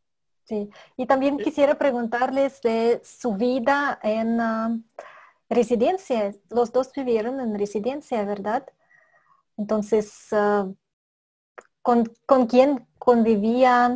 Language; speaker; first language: Spanish; non-native, fluent; Russian